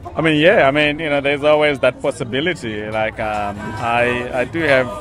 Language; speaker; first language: English; non-native, local second language; Shona